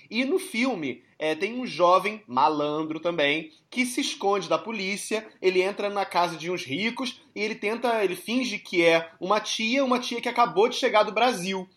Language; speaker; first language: Portuguese; native; Portuguese